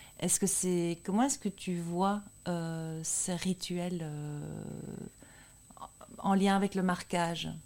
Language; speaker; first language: French; native; French